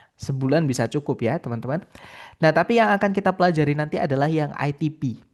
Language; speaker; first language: Indonesian; non-native, local second language; Javanese